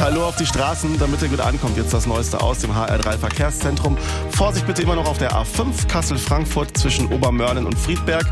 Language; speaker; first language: German; native; German